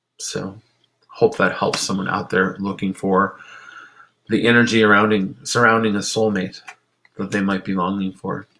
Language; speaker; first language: English; native; English